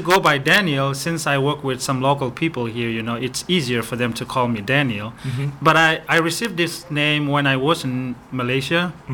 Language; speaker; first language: English; non-native, fluent; Burmese